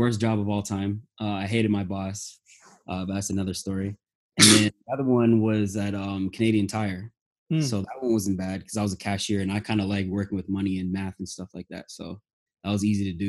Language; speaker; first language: English; native; English